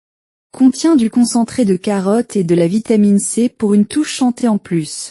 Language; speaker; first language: French; non-native, learner; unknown